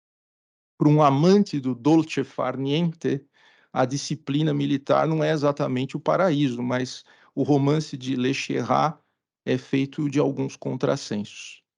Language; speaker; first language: Portuguese; native; Portuguese